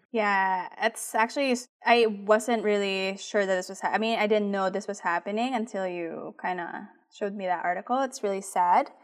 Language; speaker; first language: English; early bilingual, other home language; Filipino